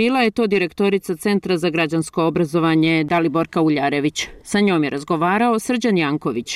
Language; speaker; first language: Croatian; native; Croatian